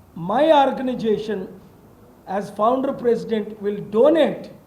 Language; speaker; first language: English; non-native, local second language; Telugu